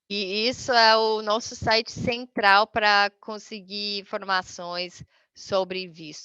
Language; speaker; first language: Portuguese; non-native, fluent; English